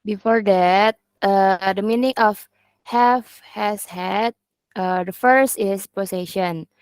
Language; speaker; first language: English; non-native, learner; Indonesian